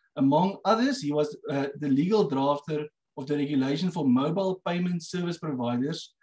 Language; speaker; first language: English; non-native, local second language; Afrikaans